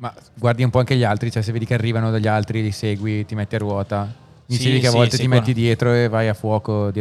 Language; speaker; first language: Italian; native; Italian